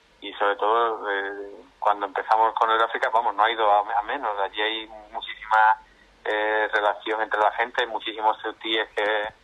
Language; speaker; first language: Spanish; native; Spanish